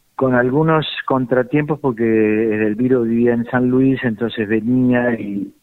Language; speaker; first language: Spanish; native; Spanish